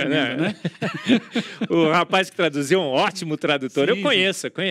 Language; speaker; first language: Portuguese; native; Portuguese